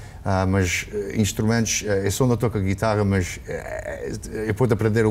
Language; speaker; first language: Portuguese; early bilingual, heritage; English